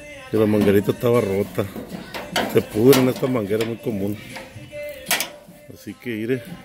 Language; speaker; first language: Spanish; native; Spanish